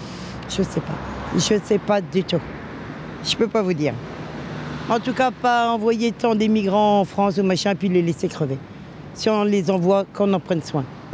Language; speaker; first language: French; native; French